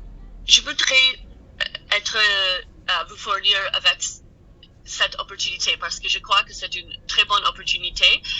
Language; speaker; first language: French; non-native, learner; English